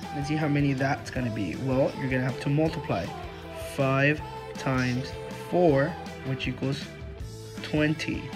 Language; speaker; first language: English; early bilingual, other home language; Spanish